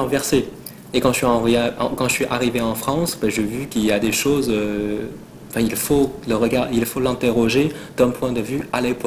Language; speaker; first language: French; non-native, fluent; Chinese